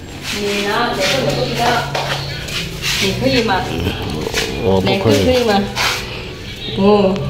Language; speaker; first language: Chinese; native; Chinese